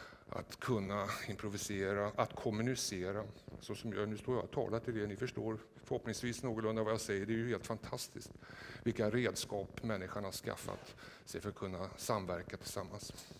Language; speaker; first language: Swedish; native; Swedish